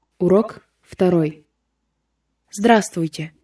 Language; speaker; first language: Russian; non-native, fluent; Korean